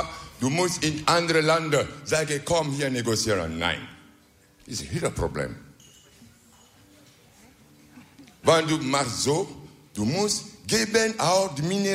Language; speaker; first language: Dutch; non-native, learner; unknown